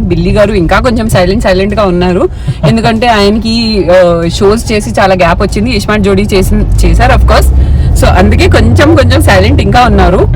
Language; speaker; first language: Telugu; non-native, local second language; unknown